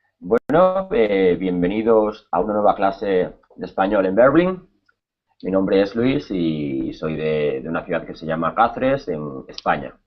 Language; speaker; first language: Spanish; native; Spanish